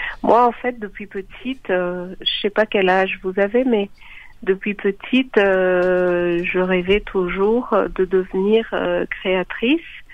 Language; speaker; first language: French; non-native, local second language; Malagasy